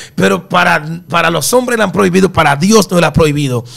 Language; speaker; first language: Spanish; early bilingual, other home language; Haitian Creole